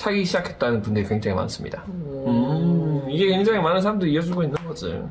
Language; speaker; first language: Korean; native; Korean